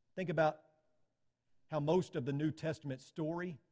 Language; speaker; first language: English; native; English